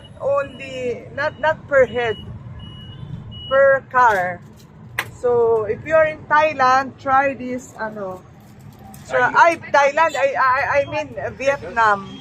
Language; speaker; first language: English; non-native, local second language; Filipino